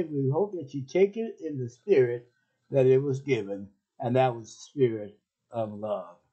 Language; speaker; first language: English; native; English